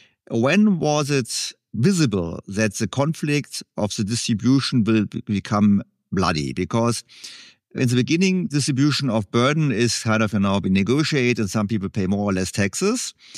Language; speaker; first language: English; non-native, fluent; German